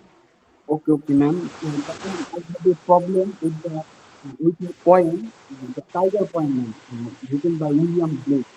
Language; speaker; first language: English; non-native, learner; Bangla